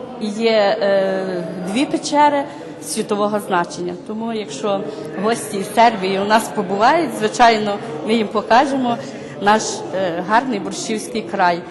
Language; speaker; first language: Ukrainian; native; Ukrainian